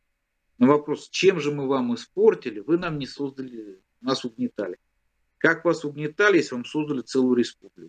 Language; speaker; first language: Russian; native; Russian